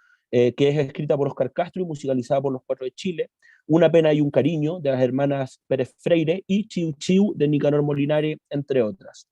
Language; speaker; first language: Spanish; native; Spanish